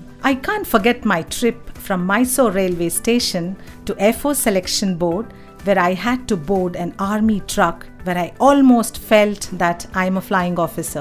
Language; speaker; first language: English; non-native, local second language; Kannada